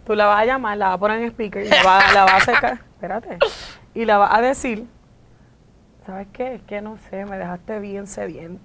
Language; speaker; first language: Spanish; native; Spanish